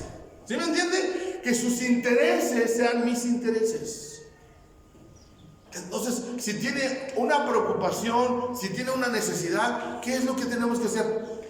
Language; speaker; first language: Spanish; native; Spanish